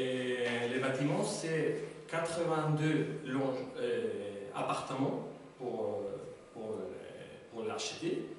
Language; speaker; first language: French; non-native, learner; Spanish